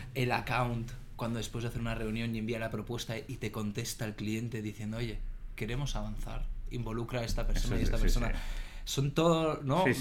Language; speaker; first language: Spanish; native; Spanish